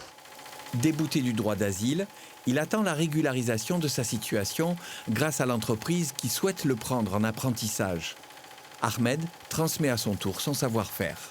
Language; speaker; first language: French; native; French